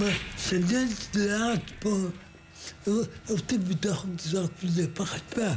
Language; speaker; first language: Hebrew; early bilingual, other home language; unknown